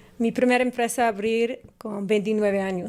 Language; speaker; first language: Spanish; non-native, fluent; English